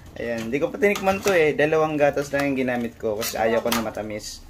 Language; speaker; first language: Filipino; native; Filipino